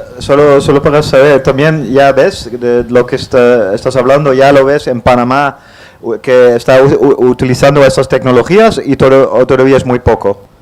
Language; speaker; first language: Spanish; non-native, fluent; Dutch